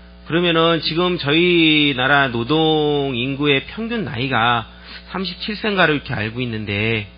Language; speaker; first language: Korean; native; Korean